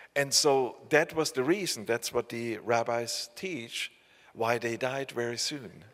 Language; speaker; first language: English; non-native, fluent; German